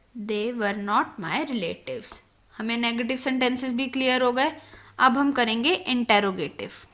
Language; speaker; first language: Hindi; native; Hindi